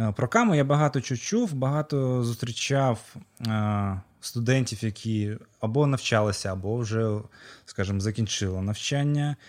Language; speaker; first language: Ukrainian; non-native, local second language; Russian